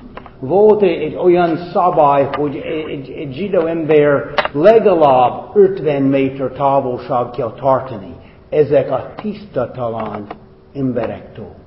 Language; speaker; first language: Hungarian; non-native, fluent; English